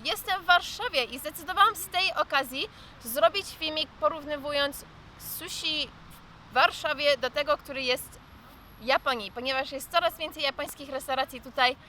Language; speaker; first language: Polish; early bilingual, heritage; English